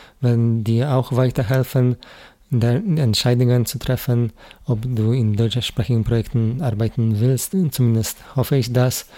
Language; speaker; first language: German; non-native, learner; Polish